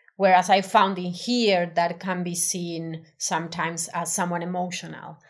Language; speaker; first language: English; non-native, fluent; Spanish